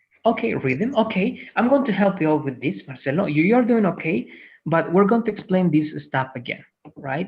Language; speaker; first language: English; non-native, fluent; Spanish